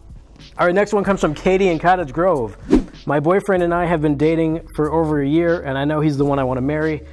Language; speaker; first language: English; native; English